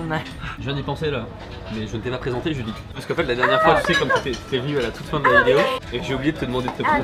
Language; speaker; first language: French; native; French